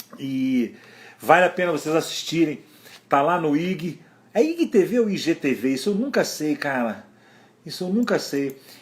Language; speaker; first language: Portuguese; native; Portuguese